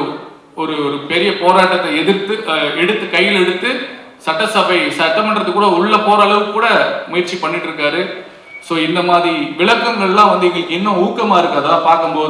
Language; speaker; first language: Tamil; native; Tamil